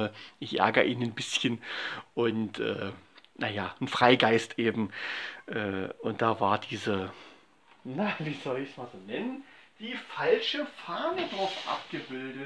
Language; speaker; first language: German; native; German